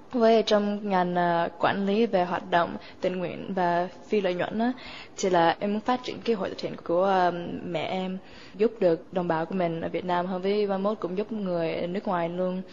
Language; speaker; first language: Vietnamese; early bilingual, other home language; English